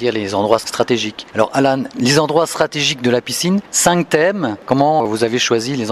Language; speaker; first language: French; native; French